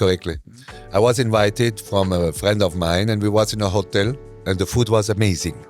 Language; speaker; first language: English; non-native, learner; German